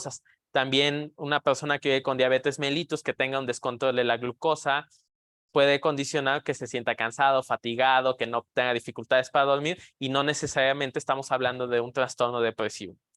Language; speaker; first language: Spanish; native; Spanish